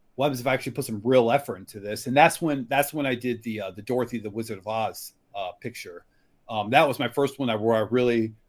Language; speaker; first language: English; native; English